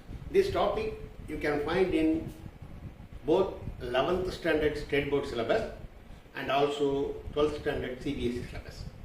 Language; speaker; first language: English; non-native, local second language; Tamil